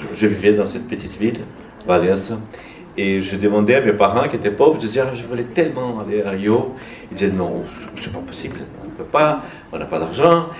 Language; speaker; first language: French; non-native, learner; Portuguese